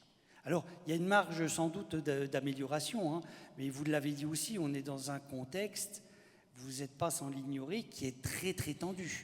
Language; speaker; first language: French; native; French